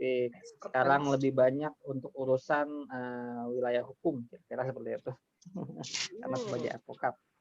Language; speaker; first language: Indonesian; native; Indonesian